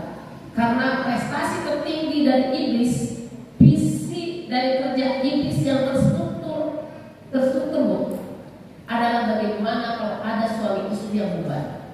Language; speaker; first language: Indonesian; native; Indonesian